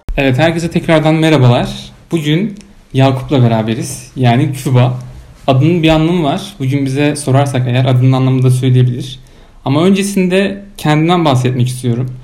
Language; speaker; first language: Turkish; native; Turkish